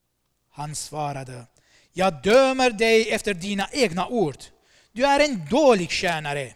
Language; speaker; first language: Swedish; non-native, fluent; Armenian